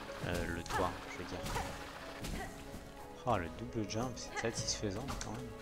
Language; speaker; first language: French; native; French